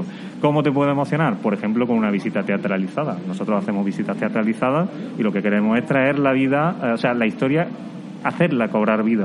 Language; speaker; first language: Spanish; native; Spanish